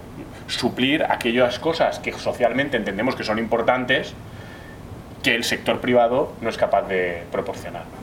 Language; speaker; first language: Spanish; native; Spanish